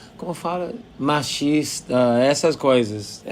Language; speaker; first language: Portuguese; non-native, fluent; English